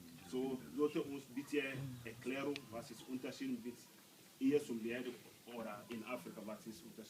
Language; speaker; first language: German; non-native, learner; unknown